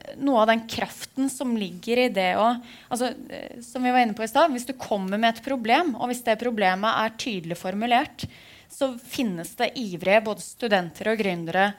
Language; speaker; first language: Norwegian; native; Norwegian